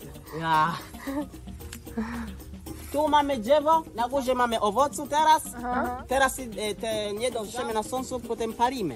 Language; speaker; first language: Polish; non-native, learner; Swahili